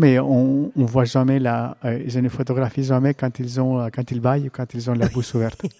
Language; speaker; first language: French; non-native, fluent; Greek